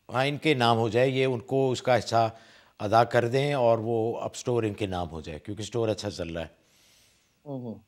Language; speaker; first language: Urdu; native; Urdu